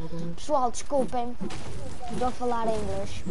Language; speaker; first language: English; non-native, learner; Portuguese